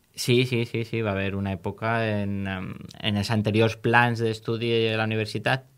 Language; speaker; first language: Catalan; native; Catalan